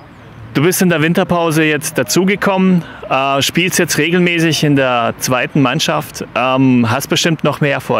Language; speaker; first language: German; native; German